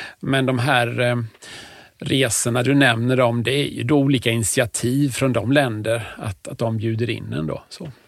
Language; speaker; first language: Swedish; native; Swedish